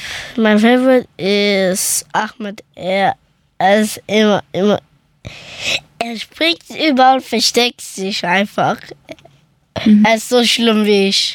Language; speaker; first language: German; early bilingual, other home language; Persian